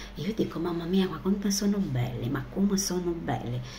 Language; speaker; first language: Italian; non-native, fluent; Romanian